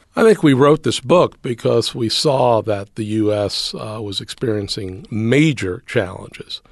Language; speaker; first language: English; native; English